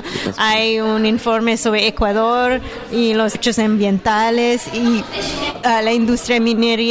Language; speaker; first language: Spanish; non-native, fluent; French